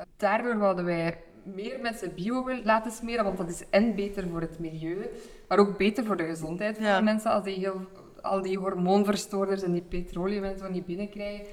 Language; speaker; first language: Dutch; native; Dutch